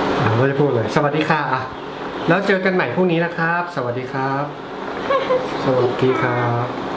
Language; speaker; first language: Thai; native; Thai